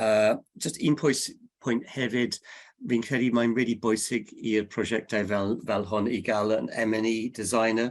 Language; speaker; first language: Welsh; non-native, learner; English